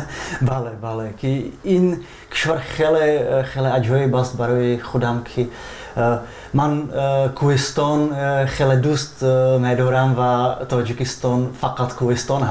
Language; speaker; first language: Persian; non-native, fluent; Czech